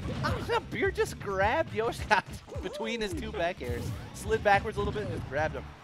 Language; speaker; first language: English; native; English